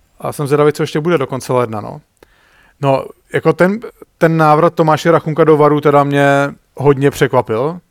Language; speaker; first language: Czech; native; Czech